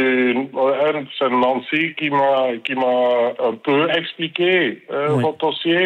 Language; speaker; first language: French; non-native, local second language; Dutch